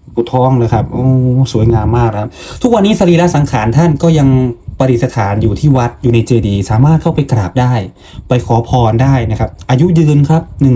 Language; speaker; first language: Thai; non-native, local second language; Lao